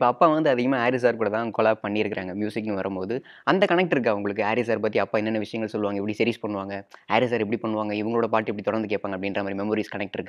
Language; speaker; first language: Tamil; native; Tamil